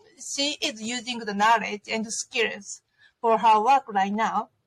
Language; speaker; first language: English; non-native, fluent; Japanese